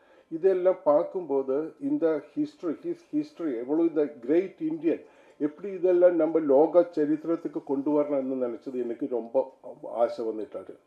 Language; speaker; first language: Tamil; non-native, learner; Malayalam